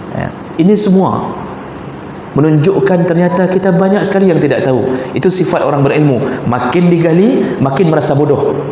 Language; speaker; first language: Malay; non-native, local second language; Achinese